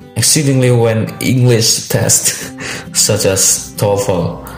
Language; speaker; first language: English; non-native, learner; Indonesian